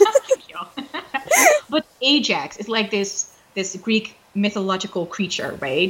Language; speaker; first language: English; non-native, fluent; Dutch